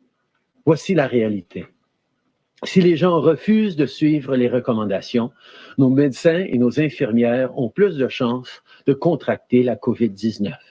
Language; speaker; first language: French; native; French